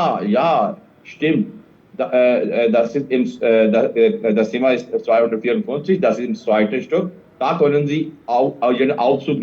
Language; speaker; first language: German; non-native, fluent; Urdu